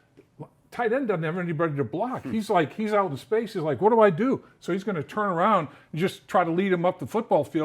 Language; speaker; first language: English; native; English